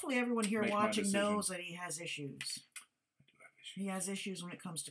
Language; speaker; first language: English; native; English